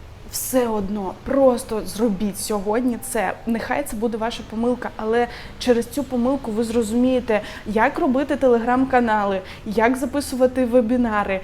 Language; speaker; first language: Ukrainian; non-native, local second language; Russian